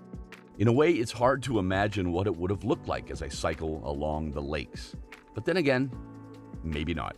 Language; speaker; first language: English; native; English